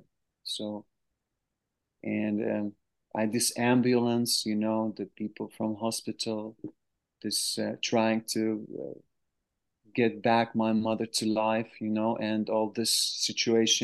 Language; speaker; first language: English; non-native, fluent; Arabic